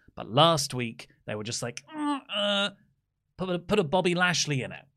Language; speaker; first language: English; native; English